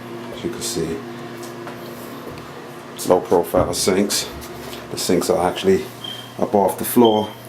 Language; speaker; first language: English; native; English